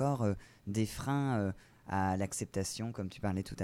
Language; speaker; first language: French; native; French